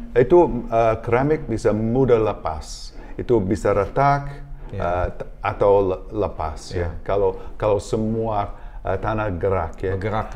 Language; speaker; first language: Indonesian; non-native, learner; English